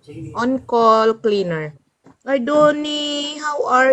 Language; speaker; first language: English; non-native, learner; Filipino